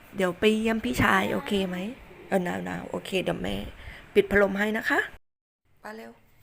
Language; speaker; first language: Thai; native; Thai